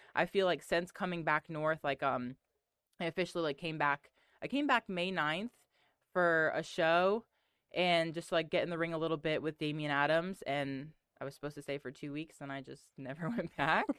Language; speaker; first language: English; native; English